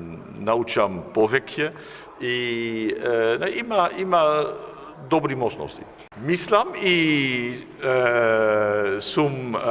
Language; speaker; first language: Macedonian; non-native, fluent; Dutch